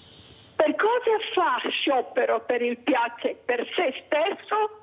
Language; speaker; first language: Italian; non-native, fluent; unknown